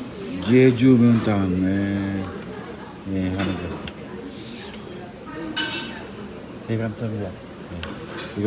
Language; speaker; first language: Korean; non-native, learner; Fijian